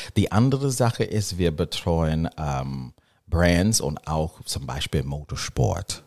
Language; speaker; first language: German; non-native, learner; English